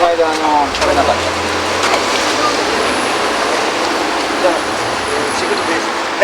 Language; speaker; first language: Japanese; native; Japanese